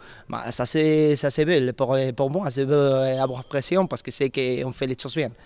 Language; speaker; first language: French; non-native, learner; Spanish